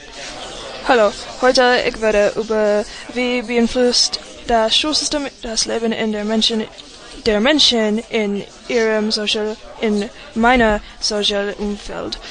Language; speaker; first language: German; non-native, learner; English